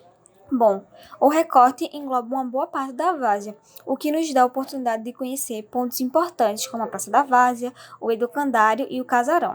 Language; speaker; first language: Portuguese; native; Portuguese